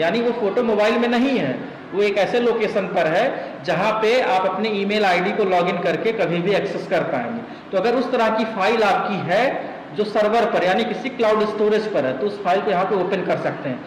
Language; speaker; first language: Hindi; native; Hindi